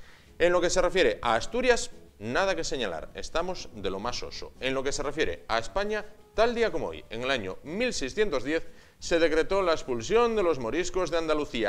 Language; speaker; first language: Spanish; native; Spanish